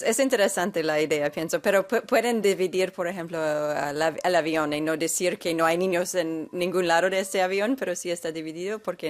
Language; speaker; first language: Spanish; non-native, fluent; English